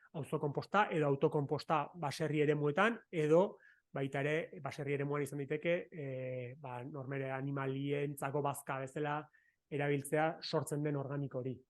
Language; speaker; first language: Basque; native; Basque